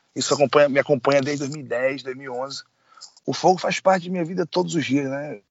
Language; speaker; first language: Portuguese; native; Portuguese